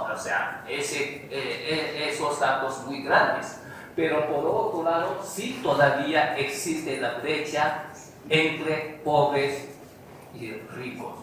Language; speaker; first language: Spanish; non-native, fluent; Chinese